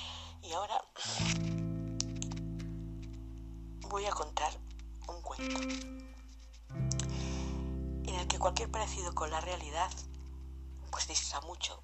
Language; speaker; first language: Spanish; native; Spanish